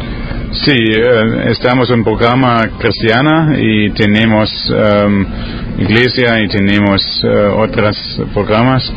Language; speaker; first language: Spanish; non-native, learner; German